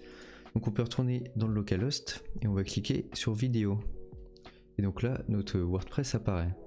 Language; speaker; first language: French; native; French